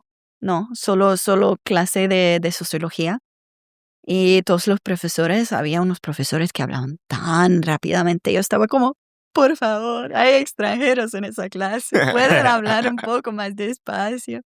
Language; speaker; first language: Spanish; non-native, fluent; Serbian